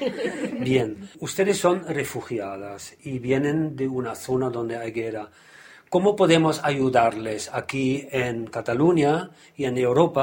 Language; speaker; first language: Spanish; non-native, fluent; German